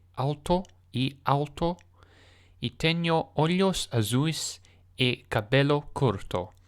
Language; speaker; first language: Portuguese; non-native, learner; English